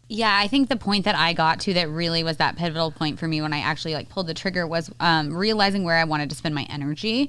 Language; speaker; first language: English; native; English